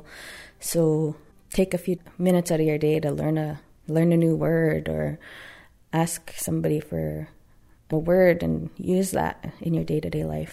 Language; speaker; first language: English; native; English